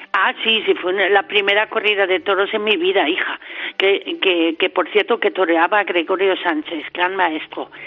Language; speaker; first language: Spanish; non-native, fluent; German